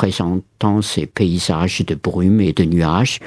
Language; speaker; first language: French; non-native, fluent; Chinese